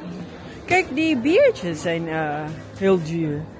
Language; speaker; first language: Dutch; non-native, learner; Cebuano